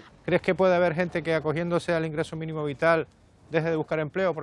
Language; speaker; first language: Spanish; native; Spanish